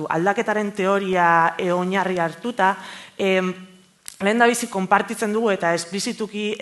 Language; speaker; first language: Basque; native; Basque